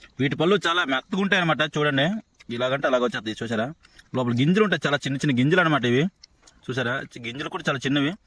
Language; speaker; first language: Telugu; non-native, local second language; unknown